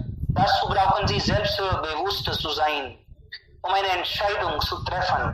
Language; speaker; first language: German; non-native, learner; Hindi